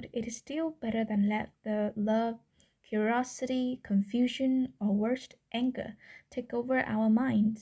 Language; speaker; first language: English; non-native, fluent; Vietnamese